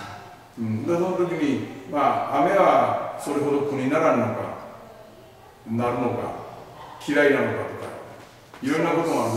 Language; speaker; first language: Japanese; native; Japanese